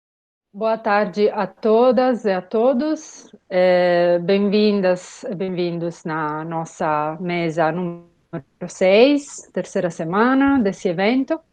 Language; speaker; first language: Portuguese; non-native, fluent; Italian